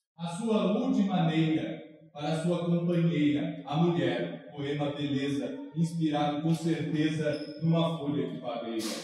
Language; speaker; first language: Portuguese; native; Portuguese